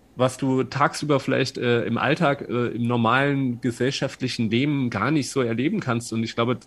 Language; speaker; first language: German; native; German